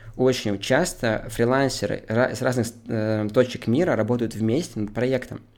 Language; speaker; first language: Russian; native; Russian